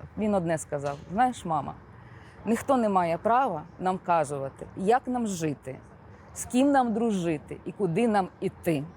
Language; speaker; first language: Ukrainian; native; Ukrainian